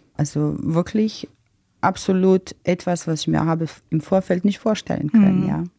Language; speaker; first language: German; non-native, fluent; Bosnian